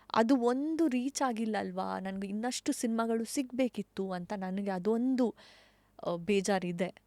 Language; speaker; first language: Kannada; non-native, local second language; Tulu